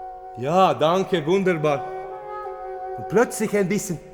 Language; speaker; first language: German; non-native, fluent; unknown